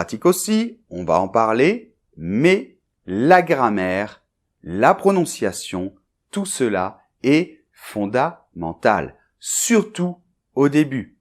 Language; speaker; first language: French; native; French